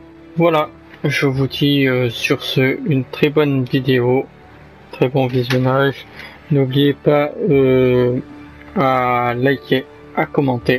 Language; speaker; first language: French; native; French